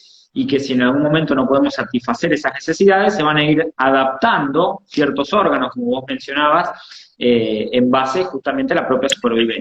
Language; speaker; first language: Spanish; native; Spanish